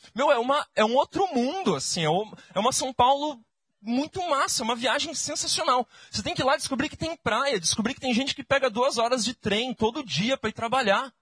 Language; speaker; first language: Portuguese; native; Portuguese